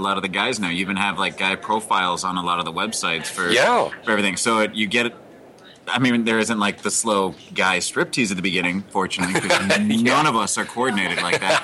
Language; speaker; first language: English; native; English